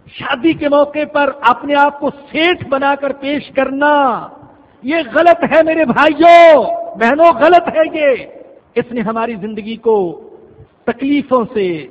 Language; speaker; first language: Urdu; non-native, local second language; Punjabi